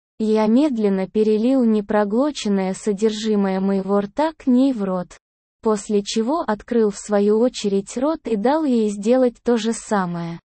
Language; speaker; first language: Russian; native; Russian